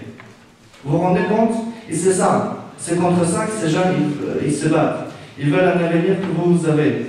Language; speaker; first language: French; non-native, fluent; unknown